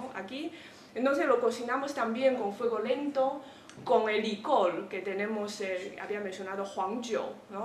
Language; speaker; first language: Spanish; non-native, fluent; Chinese